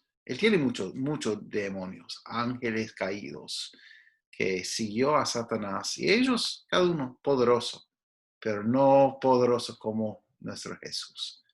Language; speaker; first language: Spanish; non-native, fluent; English